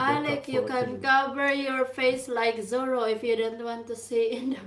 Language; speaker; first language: English; non-native, local second language; Cebuano